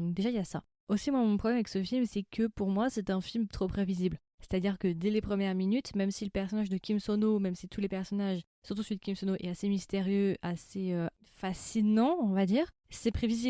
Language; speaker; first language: French; native; French